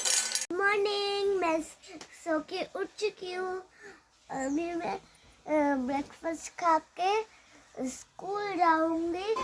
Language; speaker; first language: Hindi; non-native, local second language; Bangla